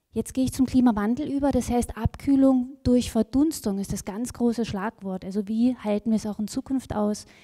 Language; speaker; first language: German; native; German